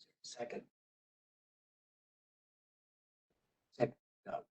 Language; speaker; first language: English; native; English